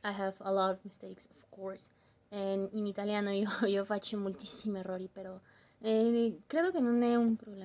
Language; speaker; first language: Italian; non-native, learner; Spanish